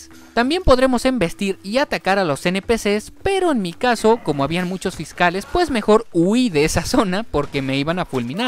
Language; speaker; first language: Spanish; native; Spanish